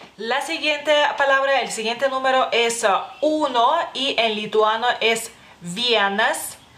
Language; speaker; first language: Spanish; non-native, fluent; Lithuanian